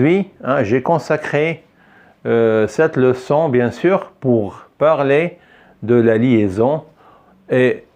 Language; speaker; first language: French; non-native, local second language; Arabic